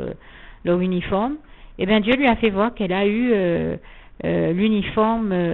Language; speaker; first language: French; native; French